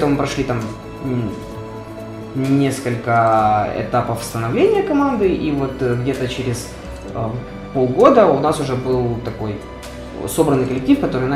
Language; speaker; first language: Russian; non-native, local second language; Ukrainian